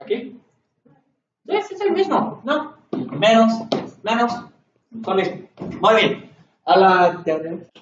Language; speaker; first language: Spanish; non-native, learner; English